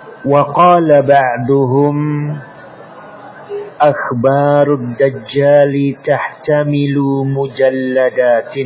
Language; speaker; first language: Arabic; non-native, fluent; Indonesian